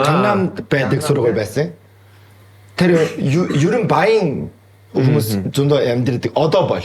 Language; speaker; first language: Mongolian; non-native, fluent; Korean